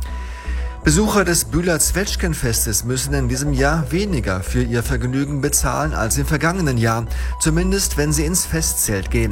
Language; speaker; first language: German; native; German